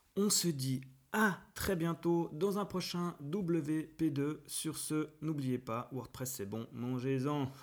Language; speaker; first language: French; native; French